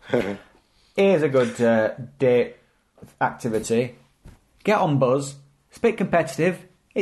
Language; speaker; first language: English; native; English